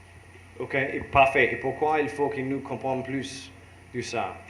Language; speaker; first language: French; non-native, learner; English